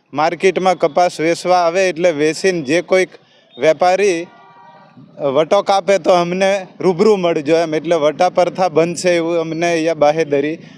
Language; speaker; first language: Gujarati; non-native, local second language; Rathawi